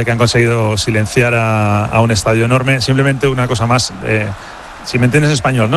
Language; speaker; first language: Spanish; native; Spanish